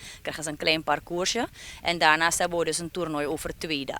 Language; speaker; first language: Dutch; native; Dutch